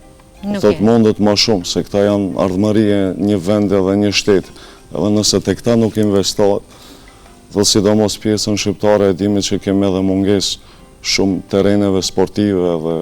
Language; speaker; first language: Albanian; native; Albanian